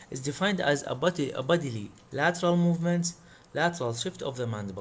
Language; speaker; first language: English; non-native, fluent; Arabic